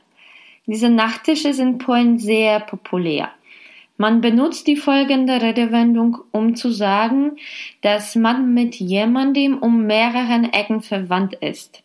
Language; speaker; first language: German; non-native, fluent; Polish